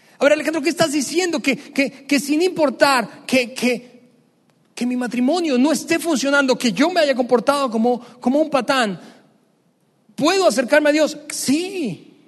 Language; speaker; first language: Spanish; native; Spanish